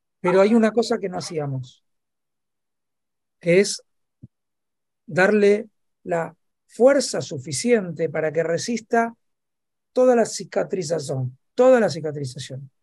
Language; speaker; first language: Spanish; native; Spanish